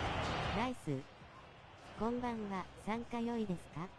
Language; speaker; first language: Japanese; native; Japanese